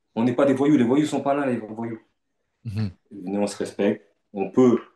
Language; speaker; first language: French; native; French